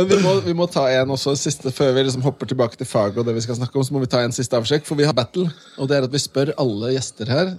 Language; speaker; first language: Norwegian; native; Norwegian